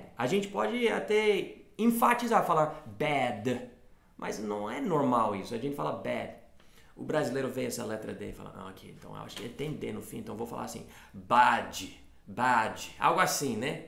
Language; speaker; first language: Portuguese; non-native, fluent; English